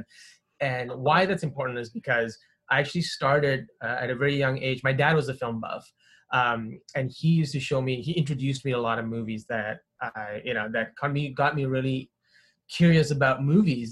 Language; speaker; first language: English; non-native, local second language; Tamil